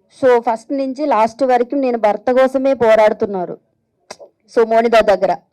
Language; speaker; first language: Telugu; non-native, learner; Malayalam